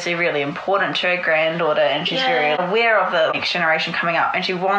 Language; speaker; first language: English; native; English